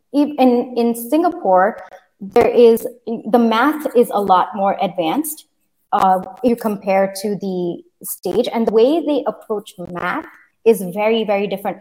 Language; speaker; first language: English; early bilingual, other home language; Kannada